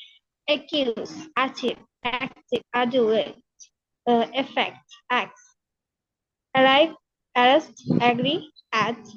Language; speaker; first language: English; non-native, learner; Bangla